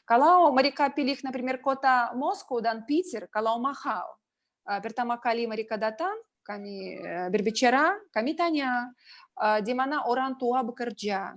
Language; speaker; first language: Indonesian; non-native, learner; Russian